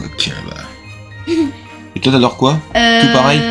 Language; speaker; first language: French; native; French